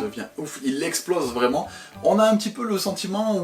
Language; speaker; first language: French; native; French